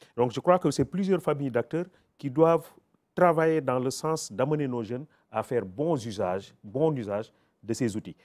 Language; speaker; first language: French; non-native, local second language; Wolof